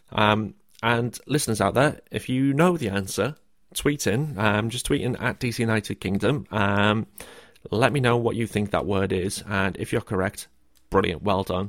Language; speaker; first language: English; native; English